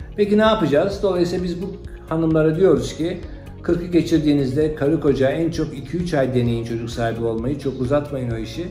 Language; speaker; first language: Turkish; native; Turkish